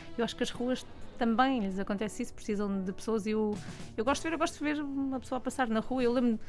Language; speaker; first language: Portuguese; native; Portuguese